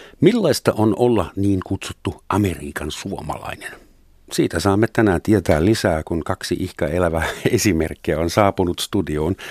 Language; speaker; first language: Finnish; native; Finnish